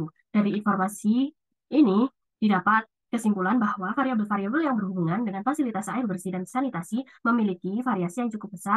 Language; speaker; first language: Indonesian; native; Indonesian